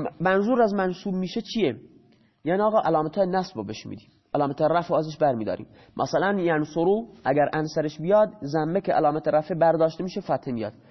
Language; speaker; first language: Persian; non-native, local second language; Baluchi